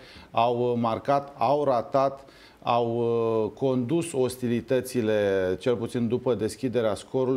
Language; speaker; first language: Romanian; native; Romanian